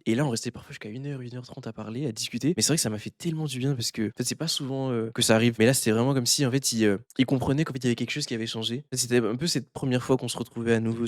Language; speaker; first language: French; native; French